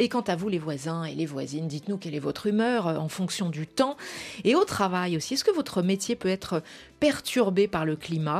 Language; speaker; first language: French; native; French